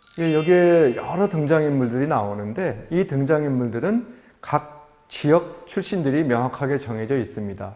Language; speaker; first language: Korean; native; Korean